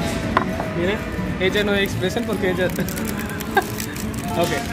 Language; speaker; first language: Spanish; non-native, learner; Hindi